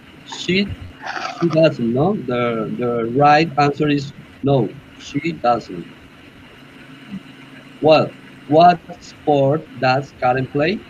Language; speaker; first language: English; non-native, learner; Spanish